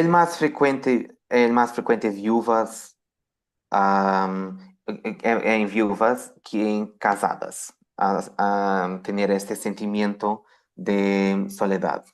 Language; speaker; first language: Spanish; non-native, fluent; Portuguese